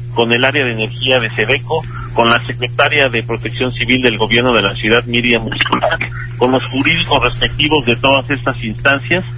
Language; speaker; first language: Spanish; native; Spanish